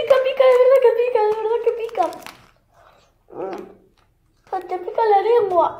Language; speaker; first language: Spanish; native; Spanish